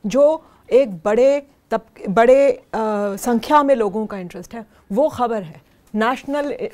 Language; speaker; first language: Hindi; native; Hindi